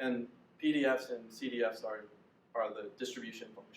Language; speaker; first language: English; native; English